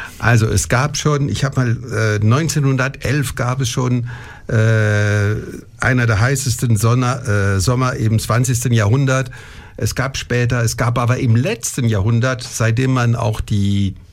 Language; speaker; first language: German; non-native, local second language; French